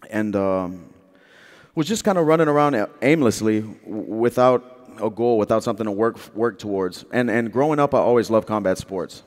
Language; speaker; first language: English; native; English